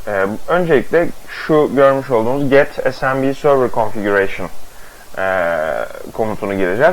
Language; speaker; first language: Turkish; native; Turkish